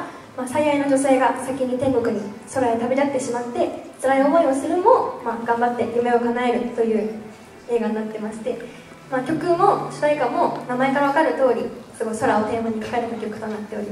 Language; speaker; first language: Japanese; native; Japanese